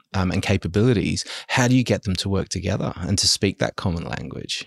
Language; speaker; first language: English; early bilingual, other home language; German